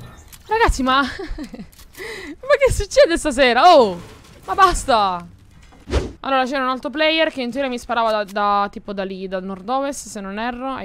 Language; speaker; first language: Italian; native; Italian